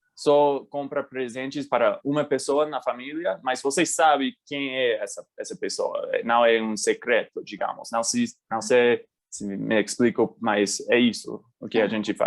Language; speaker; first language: Portuguese; non-native, fluent; English